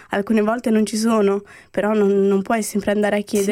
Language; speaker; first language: Italian; early bilingual, other home language; Romany